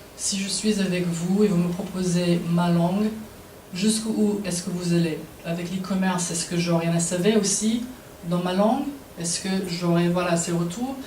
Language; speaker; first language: French; non-native, fluent; English